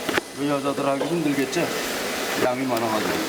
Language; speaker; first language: Korean; native; Korean